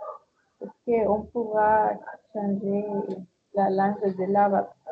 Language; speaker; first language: French; non-native, fluent; Spanish